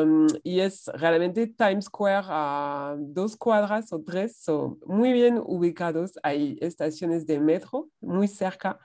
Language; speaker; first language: Spanish; non-native, fluent; French